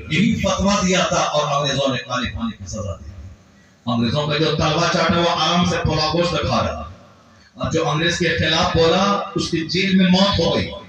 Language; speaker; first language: Urdu; native; Urdu